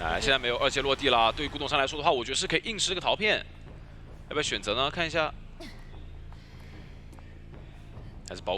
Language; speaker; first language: Chinese; native; Chinese